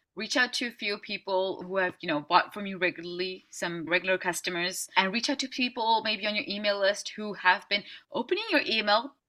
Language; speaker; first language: English; early bilingual, other home language; Dutch